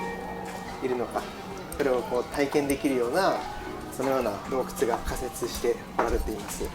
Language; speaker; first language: Japanese; native; Japanese